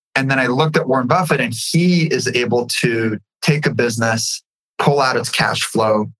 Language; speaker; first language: English; native; English